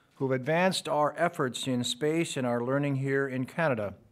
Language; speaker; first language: English; native; English